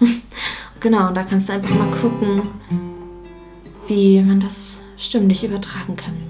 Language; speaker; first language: German; native; German